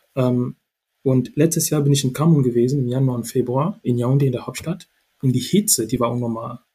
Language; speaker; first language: German; non-native, fluent; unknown